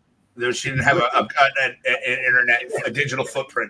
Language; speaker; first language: English; native; English